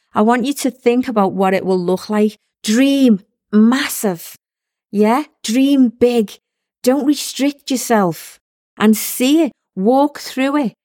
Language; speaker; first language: English; native; English